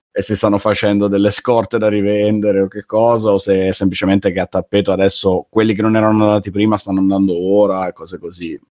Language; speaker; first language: Italian; native; Italian